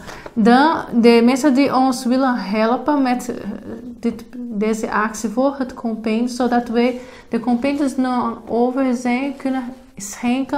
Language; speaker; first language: Dutch; non-native, fluent; Portuguese